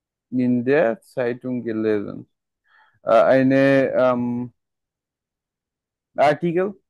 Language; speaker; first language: German; non-native, fluent; Bangla